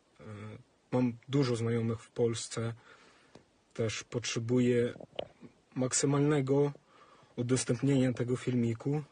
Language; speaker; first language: Polish; non-native, fluent; Ukrainian